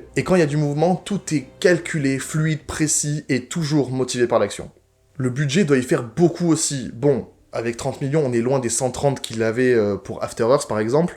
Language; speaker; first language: French; native; French